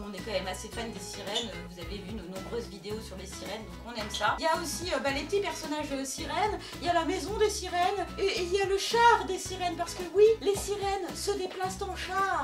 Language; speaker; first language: French; native; French